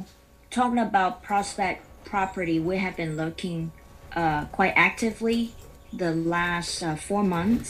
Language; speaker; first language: English; non-native, local second language; Cantonese